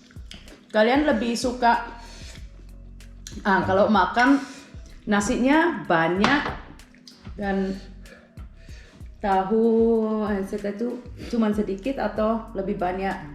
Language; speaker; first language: Indonesian; early bilingual, heritage; Indonesian